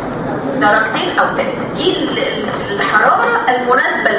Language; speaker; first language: Arabic; native; Arabic